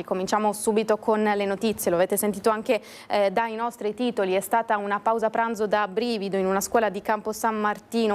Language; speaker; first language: Italian; native; Italian